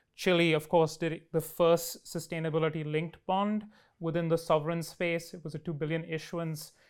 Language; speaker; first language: English; non-native, local second language; Hindi